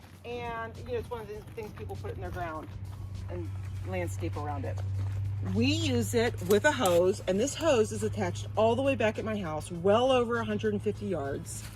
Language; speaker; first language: English; native; English